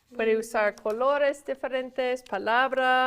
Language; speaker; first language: Spanish; non-native, fluent; English